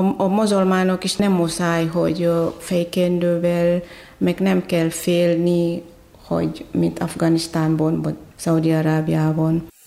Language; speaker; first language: Hungarian; non-native, fluent; Batak Toba